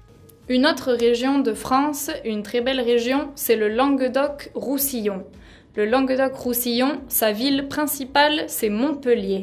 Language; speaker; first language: French; non-native, fluent; Spanish